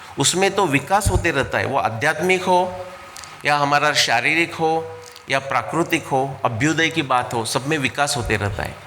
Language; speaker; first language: Hindi; non-native, local second language; Marathi